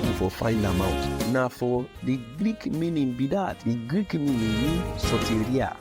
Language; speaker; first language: Nigerian Pidgin; non-native, local second language; Yoruba